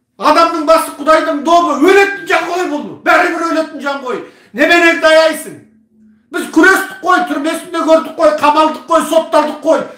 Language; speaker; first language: Kazakh; early bilingual, heritage; Kazakh